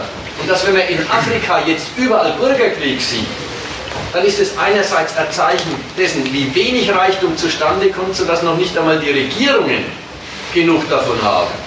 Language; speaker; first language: German; native; German